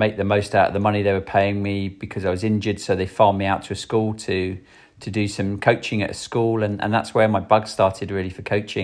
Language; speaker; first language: English; native; English